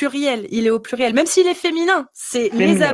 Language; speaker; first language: French; native; French